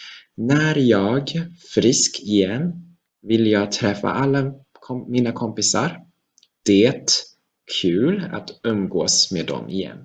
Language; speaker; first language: Swedish; non-native, fluent; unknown